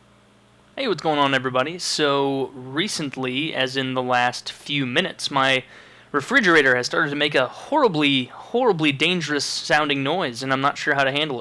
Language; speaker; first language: English; native; English